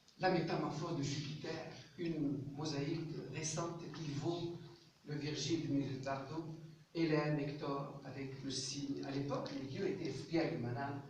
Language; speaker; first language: French; non-native, local second language; Arabic